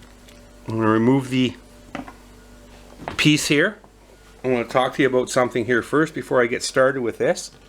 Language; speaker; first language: English; native; English